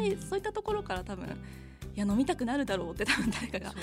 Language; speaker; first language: Japanese; native; Japanese